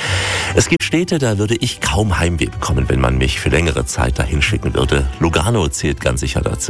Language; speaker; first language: German; native; German